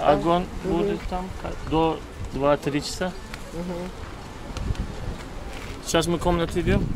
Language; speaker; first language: Russian; non-native, learner; Turkish